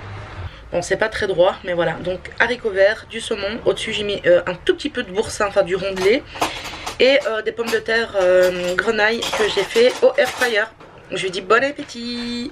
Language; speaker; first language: French; native; French